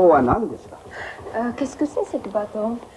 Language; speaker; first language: French; non-native, fluent; Japanese